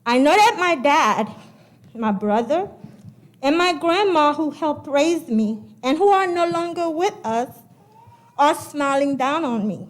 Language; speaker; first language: English; early bilingual, other home language; Haitian Creole